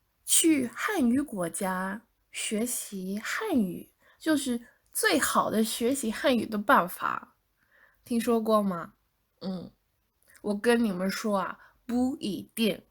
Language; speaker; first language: Chinese; non-native, fluent; English